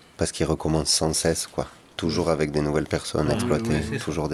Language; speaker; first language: French; native; French